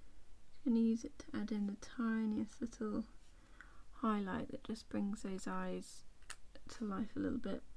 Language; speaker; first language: English; native; English